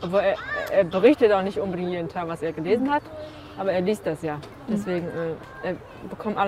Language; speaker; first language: German; non-native, fluent; Chinese